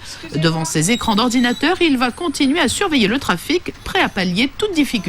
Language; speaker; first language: French; native; French